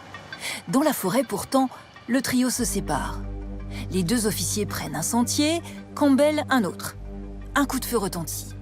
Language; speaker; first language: French; native; French